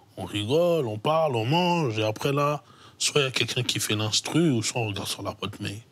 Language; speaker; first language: French; native; French